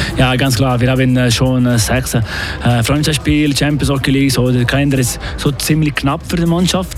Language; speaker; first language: German; non-native, local second language; French